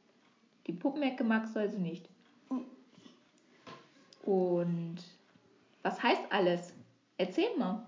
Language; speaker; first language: German; native; German